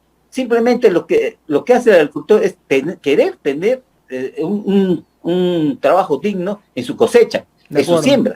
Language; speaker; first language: Spanish; native; Spanish